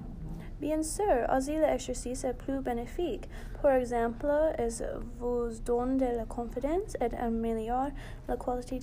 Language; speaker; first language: French; non-native, learner; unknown